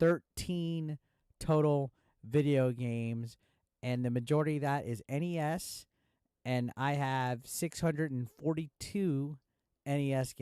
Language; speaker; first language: English; native; English